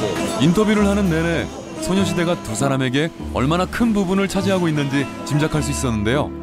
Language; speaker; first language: Korean; native; Korean